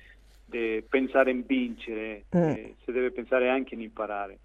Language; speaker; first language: Italian; non-native, fluent; Spanish